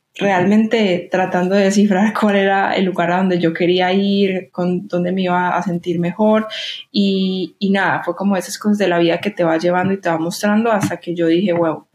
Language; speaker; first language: Spanish; native; Spanish